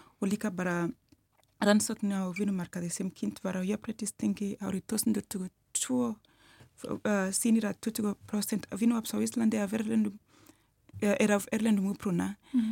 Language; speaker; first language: Icelandic; non-native, learner; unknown